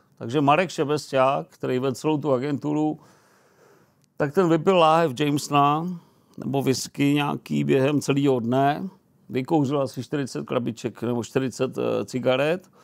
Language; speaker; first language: Czech; native; Czech